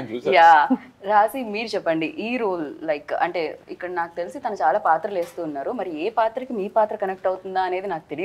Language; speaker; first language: Telugu; native; Telugu